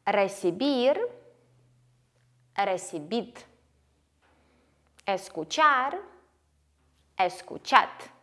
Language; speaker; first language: Spanish; non-native, fluent; Ukrainian